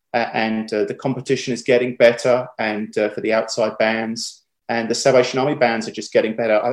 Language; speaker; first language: English; native; English